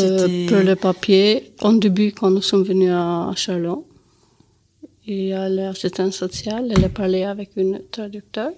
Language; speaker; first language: French; non-native, learner; Albanian